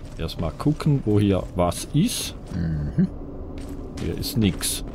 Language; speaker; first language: German; native; German